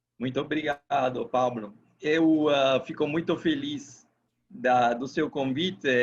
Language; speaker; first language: Portuguese; non-native, fluent; Italian